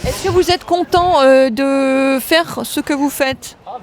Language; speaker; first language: French; native; French